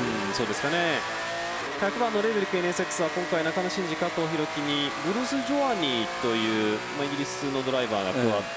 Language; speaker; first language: Japanese; native; Japanese